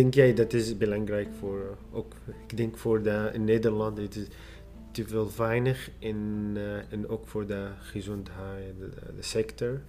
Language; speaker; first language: Dutch; non-native, learner; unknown